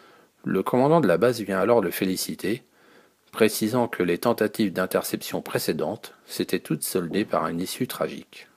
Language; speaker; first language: French; native; French